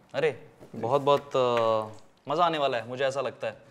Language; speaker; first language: Hindi; native; Hindi